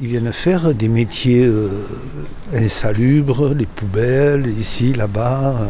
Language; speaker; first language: French; native; French